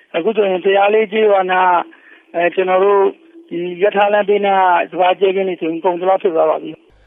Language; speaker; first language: Burmese; native; Burmese